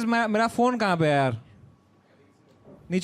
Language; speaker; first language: Hindi; native; Hindi